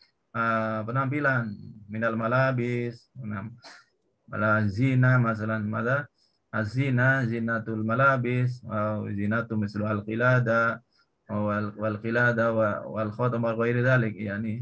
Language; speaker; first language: Arabic; non-native, learner; Indonesian